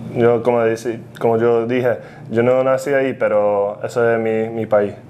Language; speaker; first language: Spanish; early bilingual, heritage; Spanish